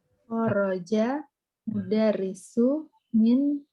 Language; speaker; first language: Arabic; non-native, learner; Indonesian